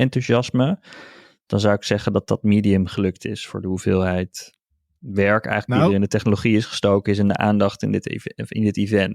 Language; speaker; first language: Dutch; native; Dutch